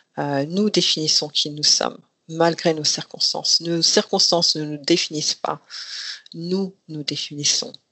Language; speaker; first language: French; non-native, local second language; Rundi